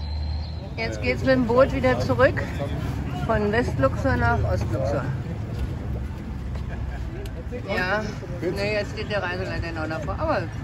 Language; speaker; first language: German; native; German